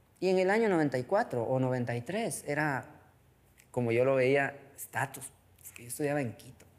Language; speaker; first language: Spanish; non-native, local second language; Quechua